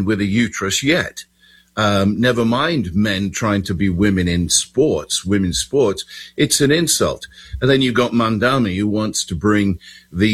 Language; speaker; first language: English; native; English